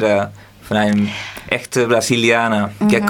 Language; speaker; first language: German; non-native, learner; Spanish